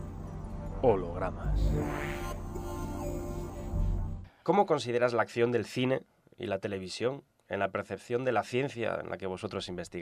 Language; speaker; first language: Spanish; native; Spanish